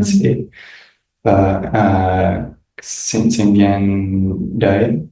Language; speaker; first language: Vietnamese; non-native, learner; English